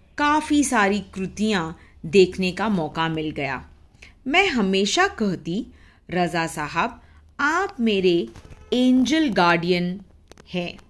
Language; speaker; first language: Hindi; non-native, local second language; Marathi